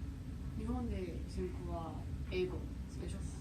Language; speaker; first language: Japanese; non-native, learner; English